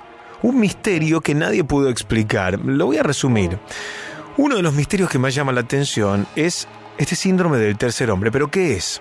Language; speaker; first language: Spanish; native; Spanish